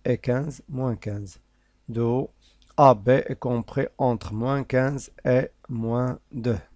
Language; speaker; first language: French; non-native, local second language; Arabic